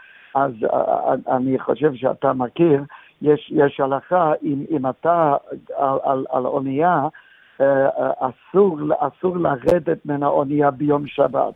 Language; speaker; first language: Hebrew; non-native, fluent; English